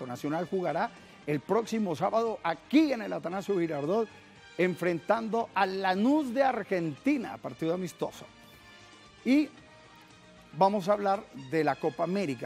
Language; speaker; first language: Spanish; native; Spanish